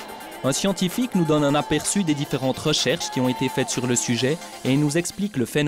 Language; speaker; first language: French; native; French